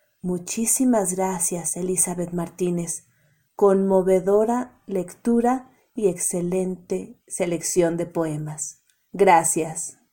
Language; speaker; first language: Spanish; native; Spanish